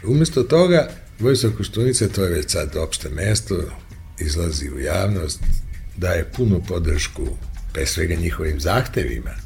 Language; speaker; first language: Serbian; native; Serbian